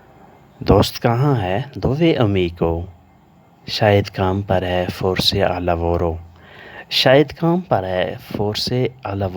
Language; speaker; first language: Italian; non-native, learner; Urdu